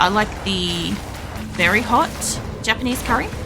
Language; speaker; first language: English; native; English